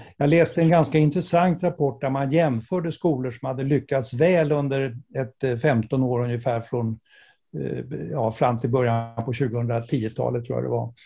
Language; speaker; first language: Swedish; native; Swedish